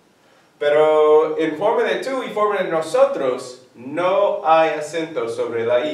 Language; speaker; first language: Spanish; non-native, fluent; English